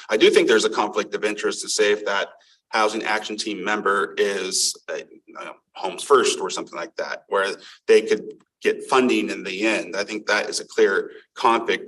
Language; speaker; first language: English; native; English